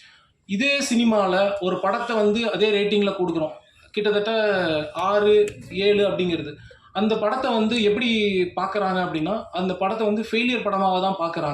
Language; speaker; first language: Tamil; native; Tamil